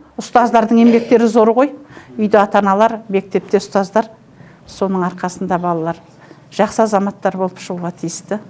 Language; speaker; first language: Kazakh; native; Kazakh